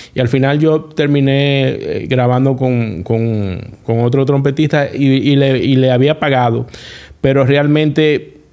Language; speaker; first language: Spanish; native; Spanish